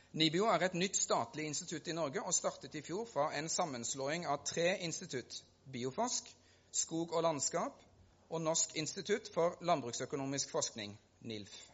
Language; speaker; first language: Norwegian; native; Norwegian